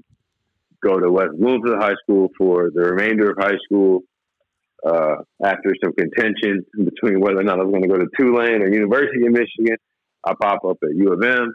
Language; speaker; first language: English; native; English